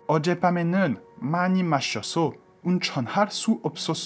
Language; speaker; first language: Korean; non-native, fluent; French